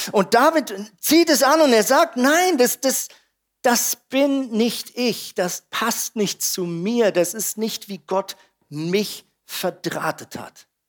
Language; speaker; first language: German; native; German